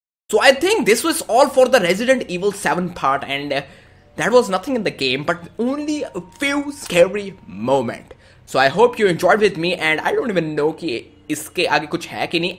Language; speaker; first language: English; non-native, local second language; Punjabi